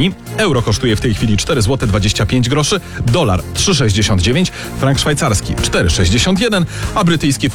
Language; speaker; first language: Polish; native; Polish